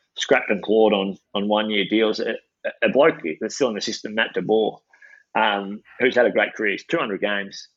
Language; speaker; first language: English; native; English